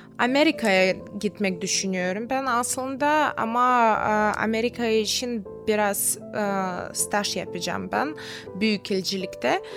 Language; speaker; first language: Turkish; non-native, fluent; Russian